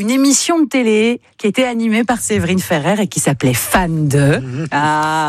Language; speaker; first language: French; native; French